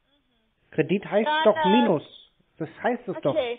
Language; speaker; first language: German; native; German